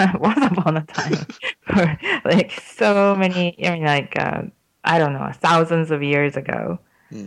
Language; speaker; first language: English; non-native, fluent; Japanese